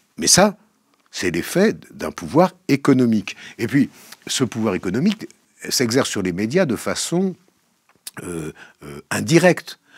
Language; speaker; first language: French; native; French